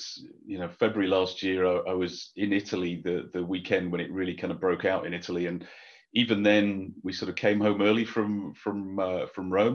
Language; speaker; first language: English; native; English